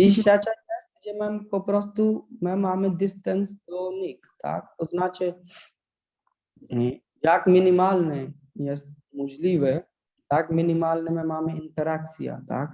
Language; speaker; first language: Polish; non-native, learner; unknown